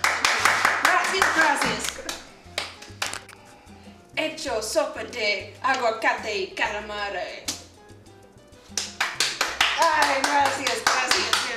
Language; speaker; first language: Spanish; non-native, learner; English